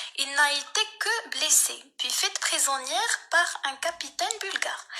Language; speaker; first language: French; non-native, local second language; Arabic